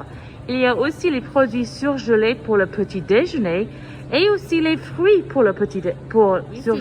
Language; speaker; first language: French; non-native, fluent; English